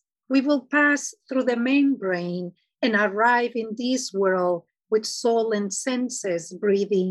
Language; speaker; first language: English; non-native, fluent; Spanish